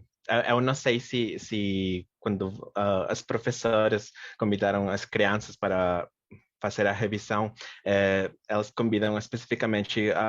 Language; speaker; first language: Portuguese; non-native, fluent; Spanish